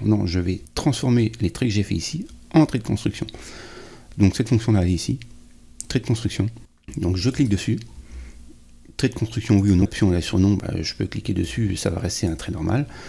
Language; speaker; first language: French; native; French